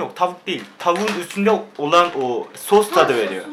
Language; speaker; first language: Turkish; non-native, fluent; Korean